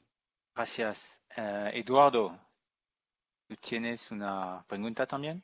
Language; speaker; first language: Spanish; non-native, fluent; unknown